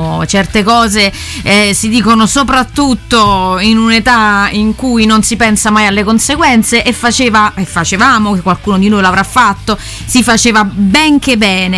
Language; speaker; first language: Italian; native; Italian